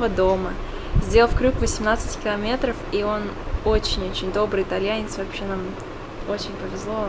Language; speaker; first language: Russian; native; Russian